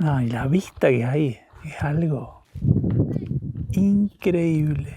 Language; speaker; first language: Spanish; native; Spanish